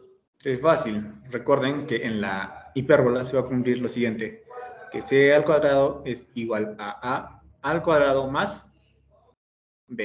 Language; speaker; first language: Spanish; native; Spanish